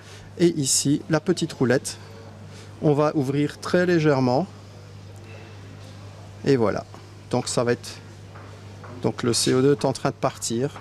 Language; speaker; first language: French; native; French